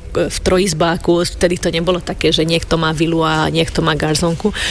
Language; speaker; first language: Slovak; non-native, local second language; Hungarian